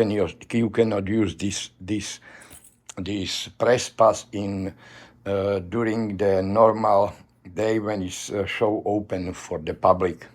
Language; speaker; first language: English; non-native, learner; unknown